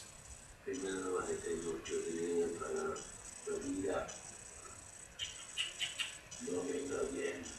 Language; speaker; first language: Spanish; non-native, learner; Italian